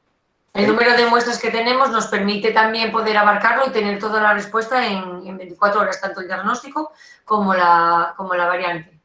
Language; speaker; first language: Spanish; native; Spanish